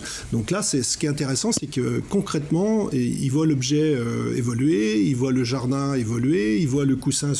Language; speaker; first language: French; native; French